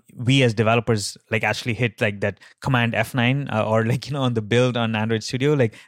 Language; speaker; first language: English; non-native, local second language; Tamil